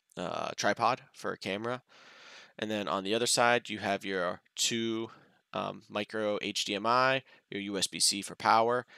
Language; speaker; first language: English; native; English